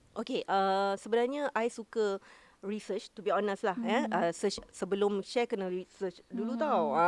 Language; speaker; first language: Malay; native; Malay